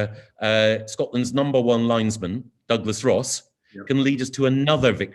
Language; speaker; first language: English; native; English